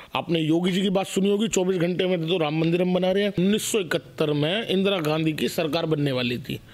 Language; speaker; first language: Hindi; native; Hindi